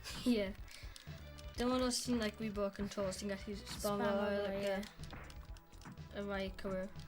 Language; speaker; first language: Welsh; non-native, local second language; English